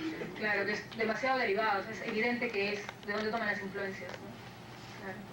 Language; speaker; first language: Spanish; native; Spanish